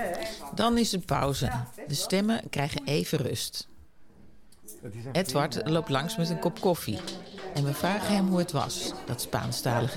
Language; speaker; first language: Dutch; native; Dutch